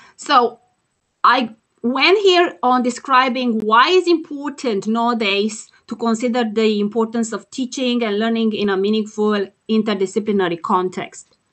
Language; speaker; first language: English; non-native, fluent; Romanian